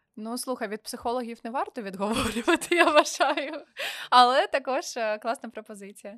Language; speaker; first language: Ukrainian; non-native, local second language; Russian